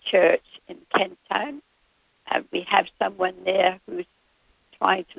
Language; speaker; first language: English; native; English